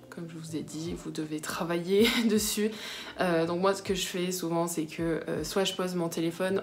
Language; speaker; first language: French; early bilingual, other home language; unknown